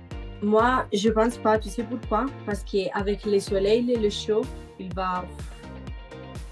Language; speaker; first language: French; non-native, learner; Italian